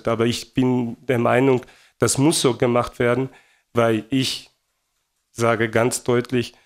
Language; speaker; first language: German; non-native, fluent; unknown